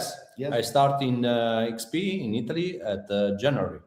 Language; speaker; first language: English; non-native, learner; Italian